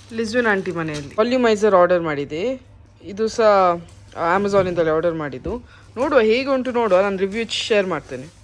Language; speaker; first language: Kannada; native; Kannada